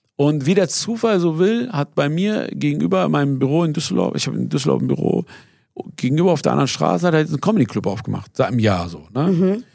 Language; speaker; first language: German; early bilingual, other home language; Persian